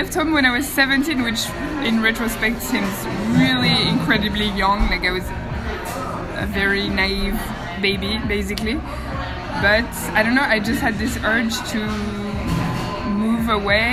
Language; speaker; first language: English; non-native, fluent; French